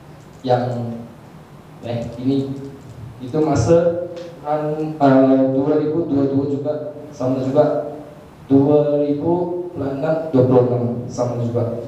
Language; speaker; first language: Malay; non-native, local second language; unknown